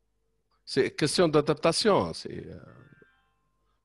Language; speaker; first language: French; non-native, local second language; Arabic